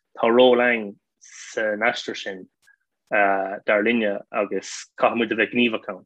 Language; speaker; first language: Irish; non-native, local second language; English